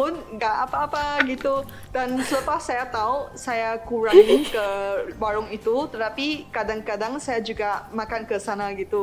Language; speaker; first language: Indonesian; non-native, fluent; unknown